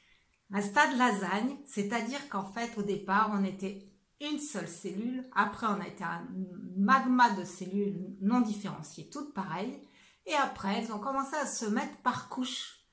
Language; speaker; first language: French; native; French